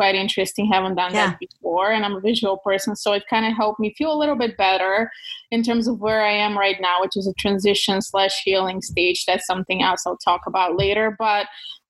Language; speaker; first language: English; non-native, fluent; Bulgarian